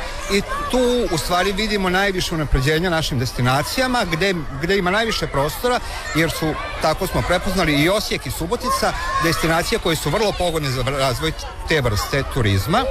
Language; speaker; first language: Serbian; native; Serbian